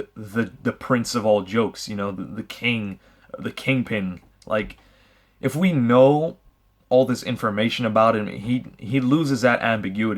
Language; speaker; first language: English; native; English